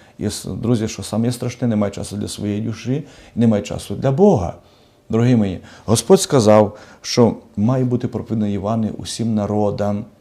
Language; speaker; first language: Ukrainian; native; Ukrainian